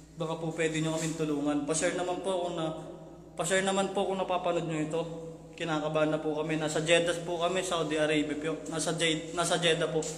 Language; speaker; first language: Filipino; non-native, local second language; Iloko